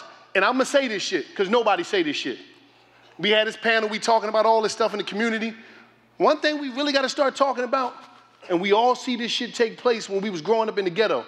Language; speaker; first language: English; native; English